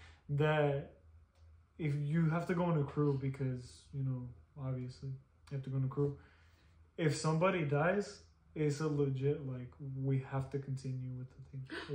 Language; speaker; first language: English; early bilingual, other home language; Spanish